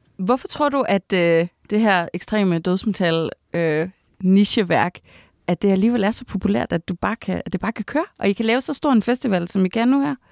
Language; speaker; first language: Danish; native; Danish